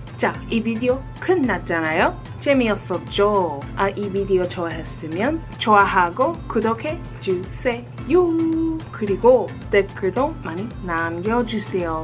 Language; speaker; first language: Korean; non-native, learner; English